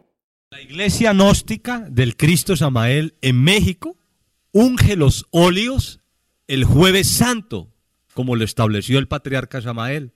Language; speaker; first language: Spanish; native; Spanish